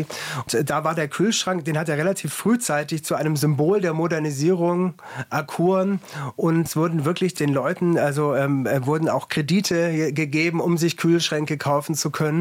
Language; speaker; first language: German; native; German